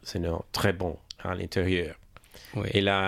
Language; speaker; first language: French; non-native, learner; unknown